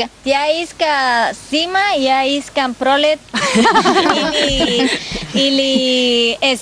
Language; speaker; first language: Bulgarian; non-native, learner; Spanish